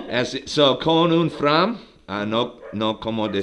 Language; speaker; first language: Spanish; non-native, learner; English